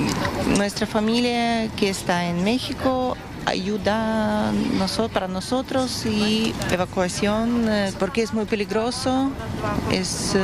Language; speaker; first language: Spanish; non-native, learner; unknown